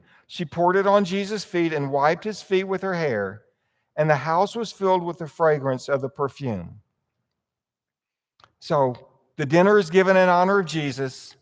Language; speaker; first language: English; native; English